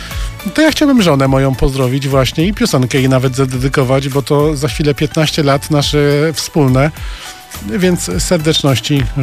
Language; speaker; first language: Polish; native; Polish